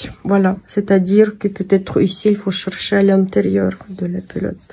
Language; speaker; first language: French; non-native, fluent; Russian